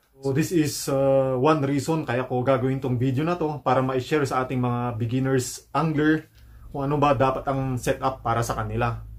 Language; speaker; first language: Filipino; native; Filipino